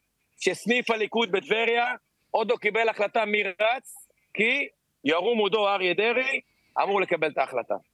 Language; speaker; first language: Hebrew; native; Hebrew